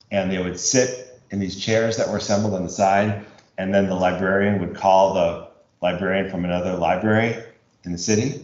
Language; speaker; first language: English; native; English